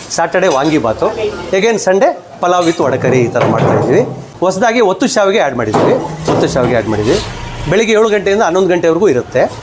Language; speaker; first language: Kannada; native; Kannada